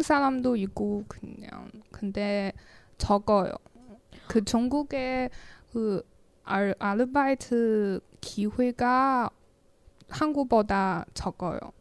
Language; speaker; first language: Korean; non-native, learner; Chinese